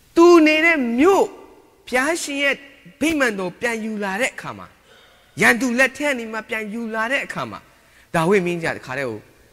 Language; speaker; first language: Burmese; non-native, local second language; Kachin